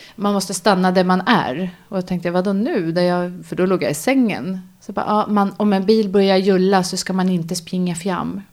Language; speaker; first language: Swedish; native; Swedish